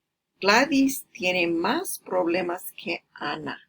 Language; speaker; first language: Spanish; non-native, fluent; English